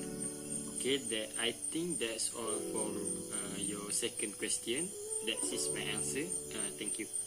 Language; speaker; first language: English; non-native, local second language; Malay